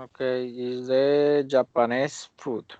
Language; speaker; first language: English; non-native, learner; Spanish